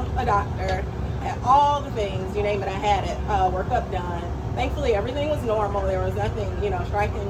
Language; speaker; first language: English; native; English